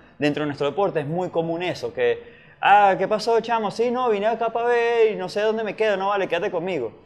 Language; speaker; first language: Spanish; native; Spanish